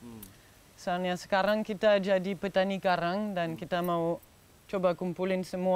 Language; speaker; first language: Indonesian; non-native, fluent; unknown